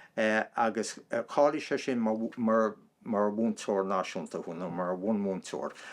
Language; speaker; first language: Irish; non-native, local second language; English